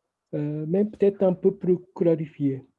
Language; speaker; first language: French; non-native, fluent; Japanese